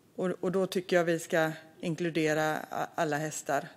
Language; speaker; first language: Swedish; native; Swedish